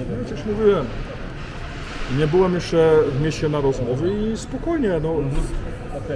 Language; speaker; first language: Polish; early bilingual, heritage; Polish